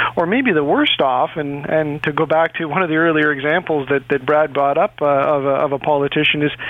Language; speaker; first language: English; native; English